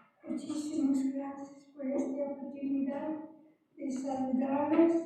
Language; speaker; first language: Spanish; non-native, fluent; English